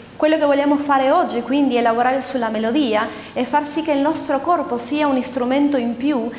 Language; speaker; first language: Italian; early bilingual, other home language; Spanish